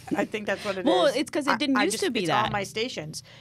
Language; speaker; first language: English; native; English